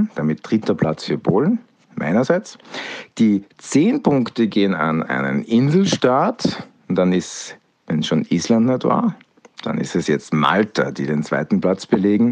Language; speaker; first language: German; native; German